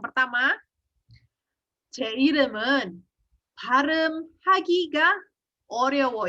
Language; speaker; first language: Korean; non-native, fluent; Indonesian